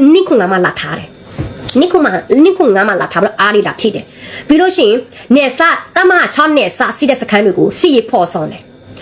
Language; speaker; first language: Burmese; non-native, local second language; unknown